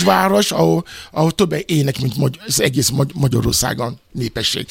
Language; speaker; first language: Hungarian; non-native, fluent; Yoruba